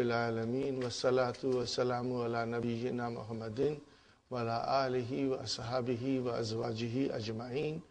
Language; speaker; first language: Arabic; non-native, fluent; Urdu